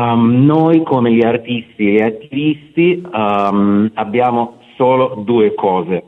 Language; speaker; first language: Italian; non-native, fluent; Russian